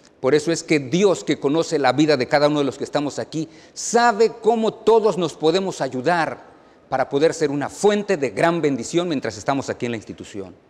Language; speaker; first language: Spanish; native; Spanish